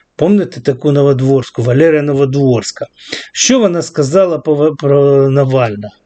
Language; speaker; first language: Ukrainian; non-native, local second language; Russian